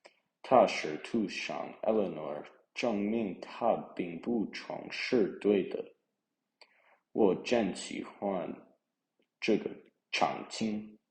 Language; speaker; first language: Chinese; non-native, learner; English